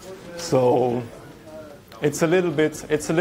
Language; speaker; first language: English; non-native, fluent; German